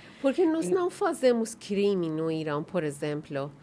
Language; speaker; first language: Portuguese; non-native, learner; Persian